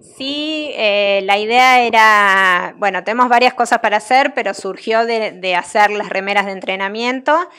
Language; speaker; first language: Spanish; native; Spanish